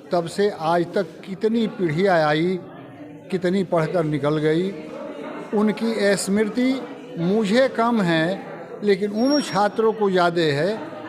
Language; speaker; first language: Hindi; native; Hindi